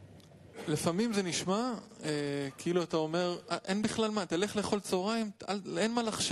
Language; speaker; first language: Hebrew; native; Hebrew